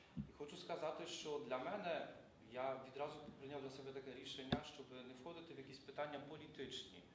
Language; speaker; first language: Ukrainian; non-native, local second language; Polish